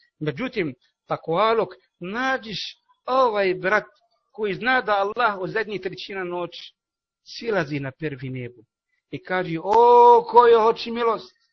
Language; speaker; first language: Bosnian; non-native, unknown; Arabic